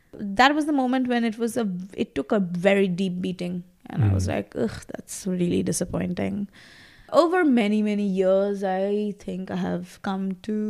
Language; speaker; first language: English; non-native, local second language; Bangla